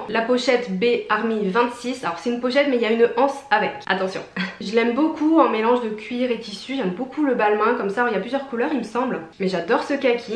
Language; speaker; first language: French; native; French